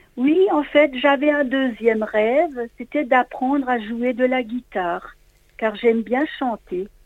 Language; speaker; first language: French; non-native, local second language; Swiss German